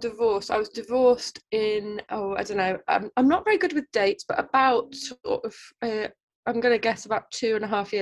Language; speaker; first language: English; native; English